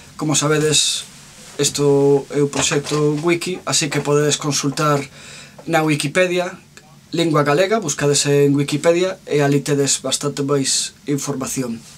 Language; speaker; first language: Galician; non-native, local second language; Spanish